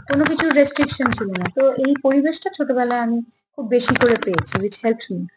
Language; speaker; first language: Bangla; native; Bangla